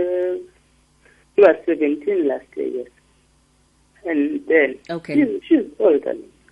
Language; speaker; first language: English; non-native, local second language; Xhosa